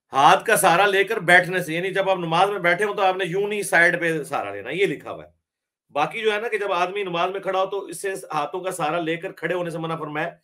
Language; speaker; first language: Urdu; non-native, local second language; Punjabi